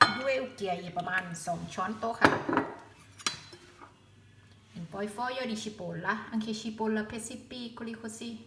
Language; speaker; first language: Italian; non-native, learner; Thai